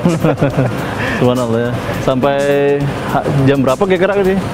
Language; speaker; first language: Indonesian; native; Indonesian